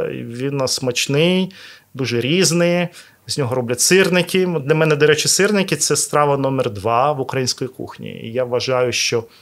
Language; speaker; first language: Ukrainian; non-native, local second language; Russian